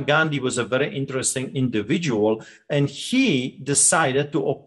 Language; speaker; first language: English; non-native, fluent; Polish